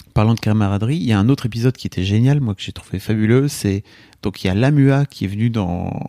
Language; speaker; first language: French; native; French